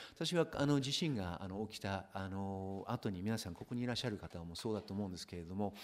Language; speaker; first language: Japanese; non-native, fluent; English